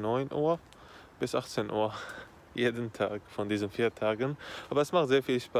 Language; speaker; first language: German; non-native, fluent; Arabic